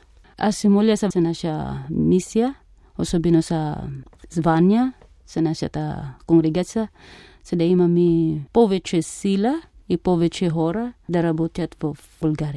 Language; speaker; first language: Bulgarian; non-native, fluent; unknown